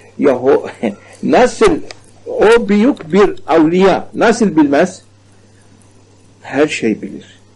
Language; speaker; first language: Turkish; non-native, learner; Arabic